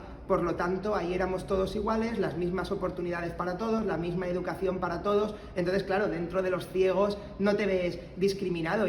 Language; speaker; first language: Spanish; native; Spanish